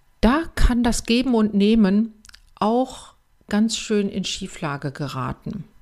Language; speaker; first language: German; native; German